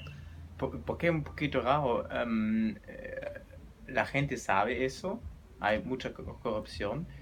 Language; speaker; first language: Spanish; non-native, learner; German